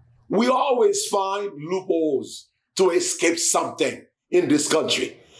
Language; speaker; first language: English; non-native, fluent; Haitian Creole